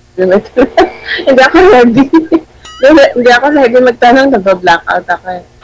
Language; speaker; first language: Filipino; non-native, local second language; Hiligaynon